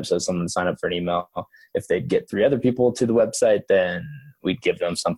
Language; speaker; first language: English; native; English